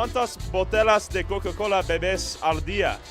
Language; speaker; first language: Spanish; non-native, learner; English